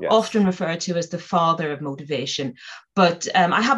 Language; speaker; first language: English; native; English